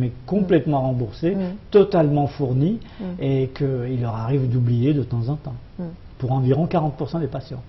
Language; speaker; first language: French; non-native, local second language; Arabic